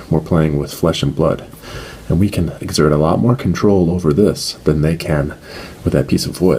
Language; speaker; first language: English; native; English